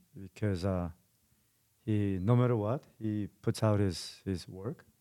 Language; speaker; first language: English; non-native, fluent; Korean